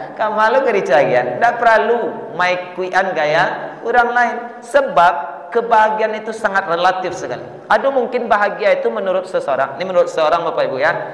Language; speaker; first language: Malay; non-native, local second language; Minangkabau